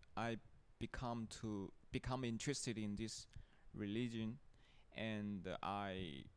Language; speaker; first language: English; non-native, fluent; Chinese